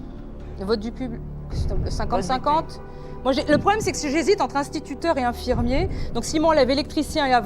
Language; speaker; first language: French; native; French